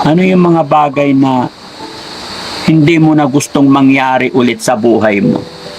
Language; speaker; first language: Filipino; native; Filipino